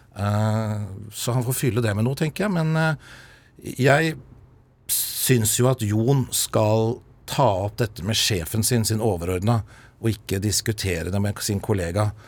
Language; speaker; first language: Norwegian; native; Norwegian